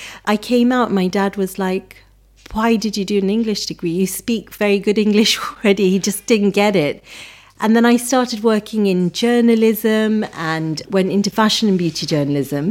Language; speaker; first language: English; early bilingual, other home language; Punjabi